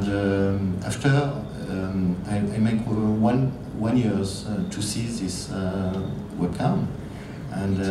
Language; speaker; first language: English; non-native, learner; French